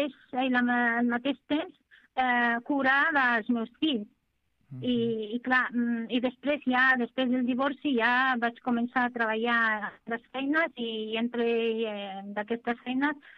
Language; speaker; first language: Catalan; non-native, fluent; Arabic